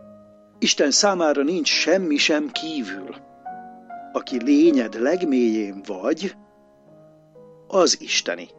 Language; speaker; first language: Hungarian; native; Hungarian